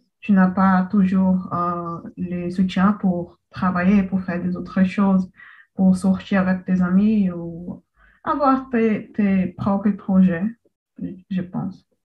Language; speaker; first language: French; non-native, learner; Portuguese